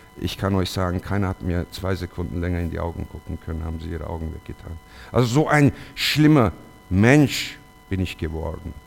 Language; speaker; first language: German; early bilingual, other home language; Turkish